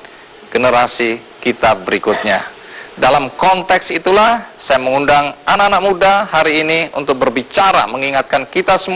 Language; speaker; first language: Indonesian; native; Indonesian